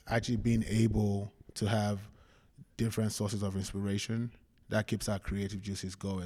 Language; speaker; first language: English; non-native, local second language; Yoruba